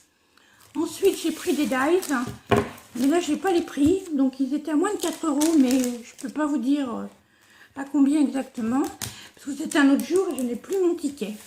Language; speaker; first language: French; native; French